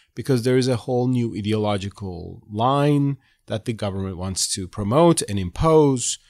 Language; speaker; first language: English; non-native, fluent; Turkish